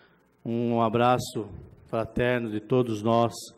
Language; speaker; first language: Portuguese; native; Portuguese